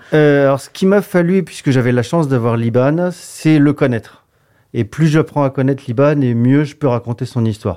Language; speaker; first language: French; native; French